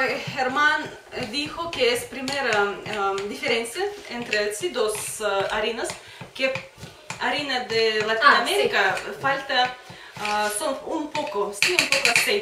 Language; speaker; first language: Spanish; non-native, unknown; Russian